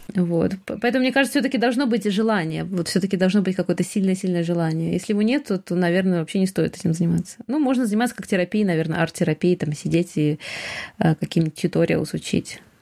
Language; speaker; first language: Russian; native; Russian